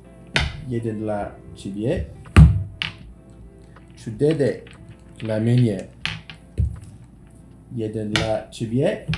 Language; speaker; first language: Polish; non-native, learner; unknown